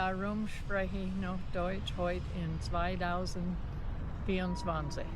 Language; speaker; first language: German; early bilingual, heritage; German